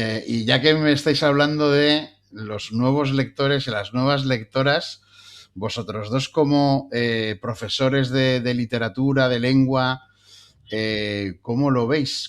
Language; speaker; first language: Spanish; native; Spanish